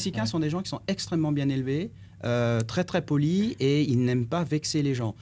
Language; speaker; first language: French; native; French